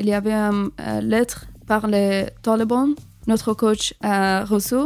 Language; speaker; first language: French; non-native, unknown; Persian